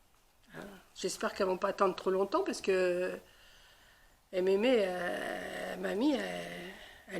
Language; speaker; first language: French; native; French